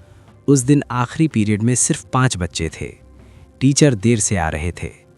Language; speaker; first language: Hindi; native; Hindi